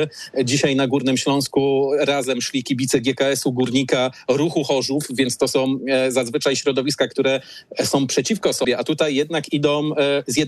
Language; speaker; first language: Polish; native; Polish